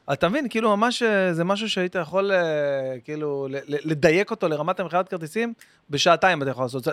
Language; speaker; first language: Hebrew; native; Hebrew